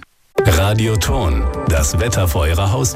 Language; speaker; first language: German; native; German